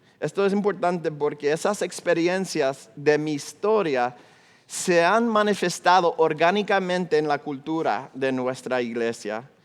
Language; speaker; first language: Spanish; non-native, fluent; English